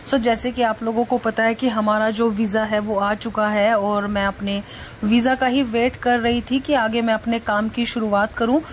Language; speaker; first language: Hindi; native; Hindi